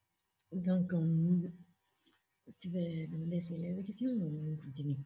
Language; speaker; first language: French; non-native, fluent; Norwegian